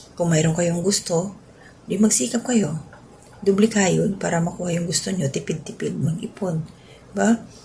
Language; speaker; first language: Filipino; non-native, local second language; Cebuano